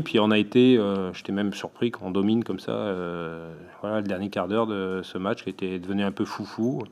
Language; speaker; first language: French; native; French